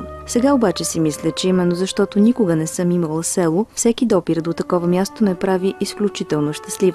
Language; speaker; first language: Bulgarian; native; Bulgarian